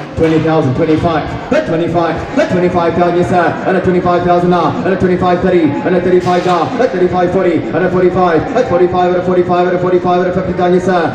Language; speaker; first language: English; non-native, local second language; Afrikaans